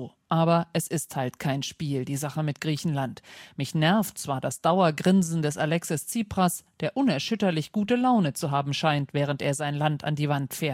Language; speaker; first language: German; native; German